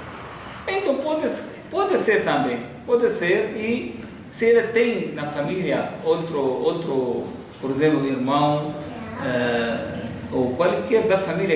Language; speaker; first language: Portuguese; non-native, fluent; Arabic